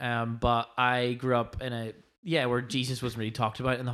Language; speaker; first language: English; native; English